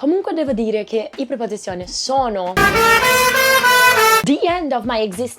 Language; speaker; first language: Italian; non-native, learner; Portuguese